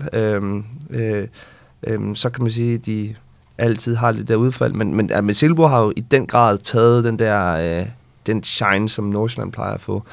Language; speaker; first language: Danish; native; Danish